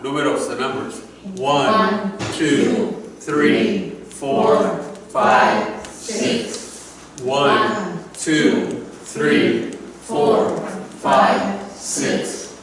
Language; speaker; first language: Spanish; non-native, learner; English